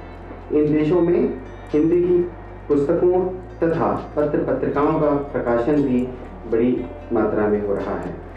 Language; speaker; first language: Hindi; native; Hindi